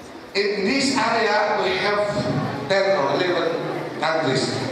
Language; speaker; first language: English; non-native, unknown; Javanese